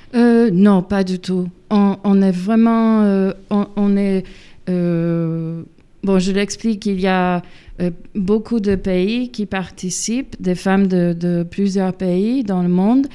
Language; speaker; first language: French; non-native, fluent; English